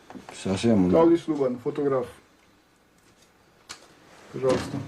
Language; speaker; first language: Russian; non-native, learner; French